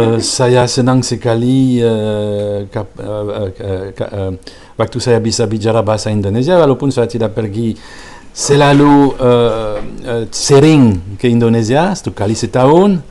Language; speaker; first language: Indonesian; non-native, fluent; French